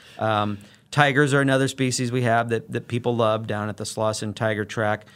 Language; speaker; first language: English; native; English